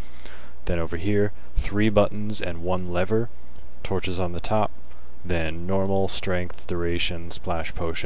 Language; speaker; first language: English; native; English